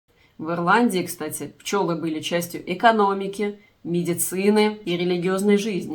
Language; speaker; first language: Russian; native; Russian